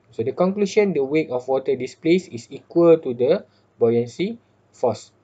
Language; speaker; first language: English; non-native, local second language; Malay